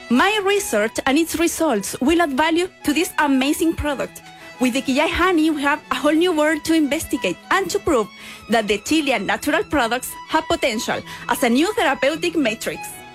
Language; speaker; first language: English; non-native, fluent; Spanish